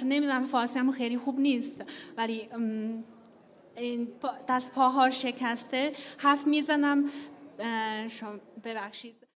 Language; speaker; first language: Persian; non-native, learner; Chinese